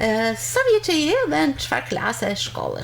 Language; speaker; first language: Albanian; native; Albanian